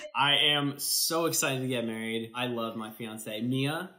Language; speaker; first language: English; native; English